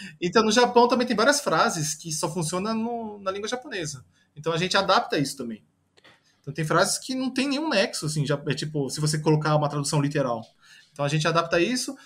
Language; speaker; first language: Portuguese; early bilingual, other home language; Japanese